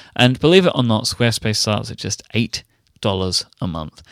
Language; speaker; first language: English; native; English